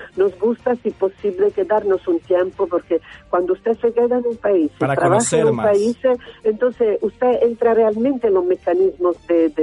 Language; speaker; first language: Spanish; non-native, learner; Italian